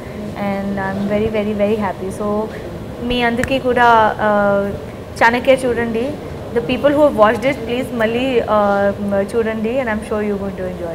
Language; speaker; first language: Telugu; non-native, learner; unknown